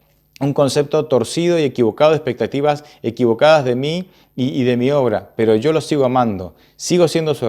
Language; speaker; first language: Spanish; native; Spanish